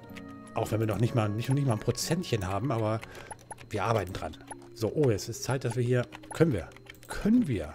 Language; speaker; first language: German; native; German